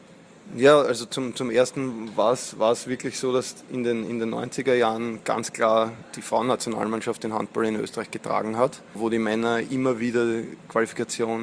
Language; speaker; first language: German; native; German